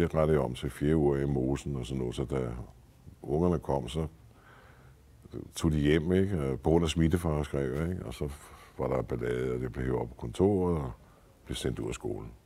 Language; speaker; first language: Danish; native; Danish